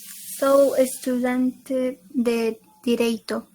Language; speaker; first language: Portuguese; non-native, learner; Spanish